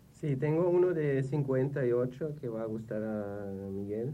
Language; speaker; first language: Spanish; non-native, fluent; German